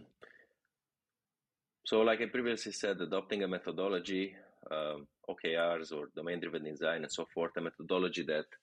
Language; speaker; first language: English; non-native, fluent; Romanian